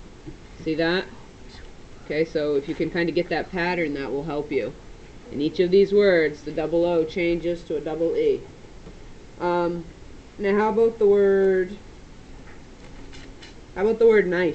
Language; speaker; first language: English; native; English